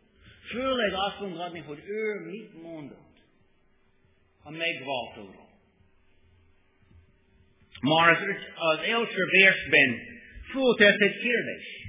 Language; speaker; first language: Hungarian; non-native, learner; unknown